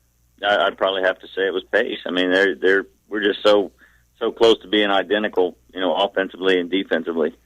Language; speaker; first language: English; native; English